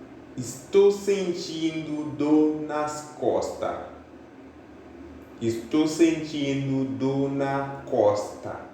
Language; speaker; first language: Portuguese; non-native, fluent; Haitian Creole